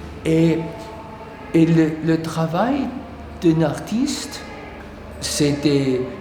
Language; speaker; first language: French; non-native, learner; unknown